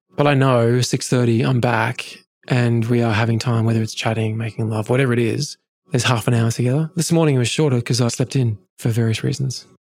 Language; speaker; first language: English; native; English